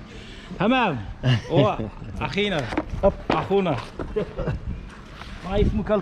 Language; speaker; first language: Arabic; non-native, learner; Uzbek